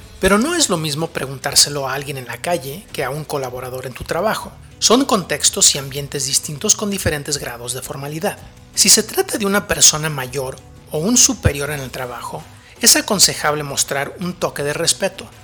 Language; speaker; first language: Spanish; native; Spanish